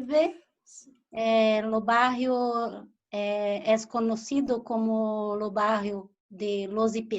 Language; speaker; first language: Spanish; non-native, learner; Portuguese